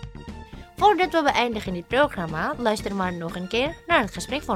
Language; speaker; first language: Dutch; non-native, learner; Indonesian